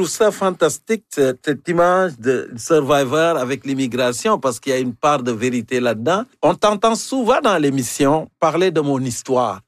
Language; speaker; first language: French; native; French